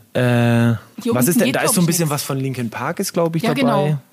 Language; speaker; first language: German; native; German